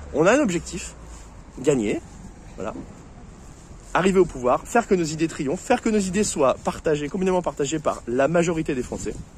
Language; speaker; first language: French; native; French